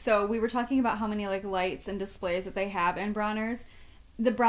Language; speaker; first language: English; native; English